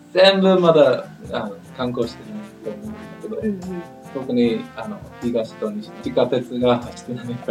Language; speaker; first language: Japanese; non-native, learner; English